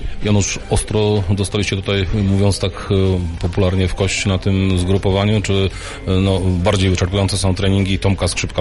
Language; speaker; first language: Polish; native; Polish